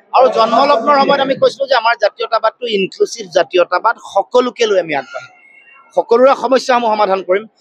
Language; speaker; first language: Assamese; native; Assamese